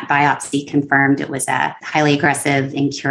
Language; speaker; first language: English; native; English